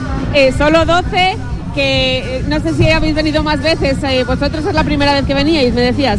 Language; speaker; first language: Spanish; native; Spanish